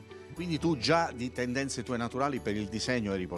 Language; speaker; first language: Italian; native; Italian